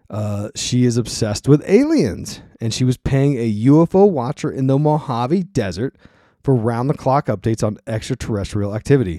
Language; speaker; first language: English; native; English